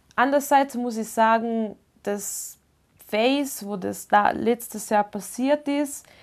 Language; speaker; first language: German; non-native, local second language; Ladin